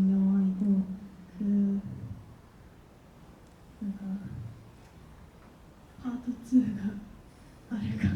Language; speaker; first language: Korean; non-native, learner; Japanese